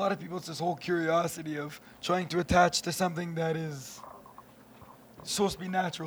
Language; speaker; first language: English; native; English